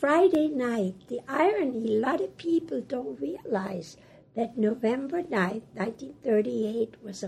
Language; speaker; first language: English; early bilingual, other home language; German